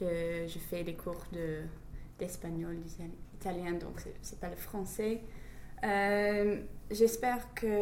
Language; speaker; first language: French; non-native, fluent; English